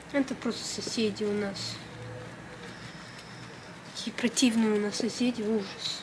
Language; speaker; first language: Russian; early bilingual, heritage; Russian